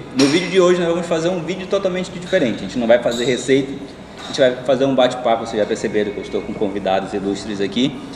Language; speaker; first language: Portuguese; native; Portuguese